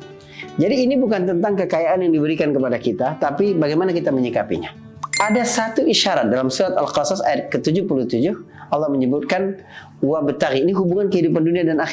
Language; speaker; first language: Indonesian; native; Indonesian